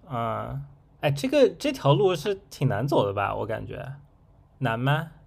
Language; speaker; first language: Chinese; native; Chinese